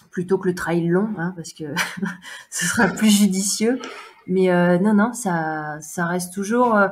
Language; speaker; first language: French; native; French